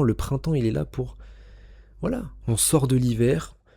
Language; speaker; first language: French; native; French